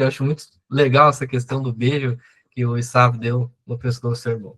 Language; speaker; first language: Portuguese; native; Portuguese